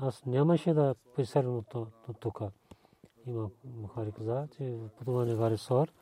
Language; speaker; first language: Bulgarian; non-native, fluent; Urdu